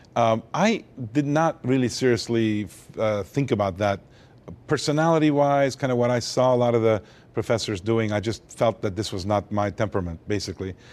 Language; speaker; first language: English; early bilingual, other home language; Armenian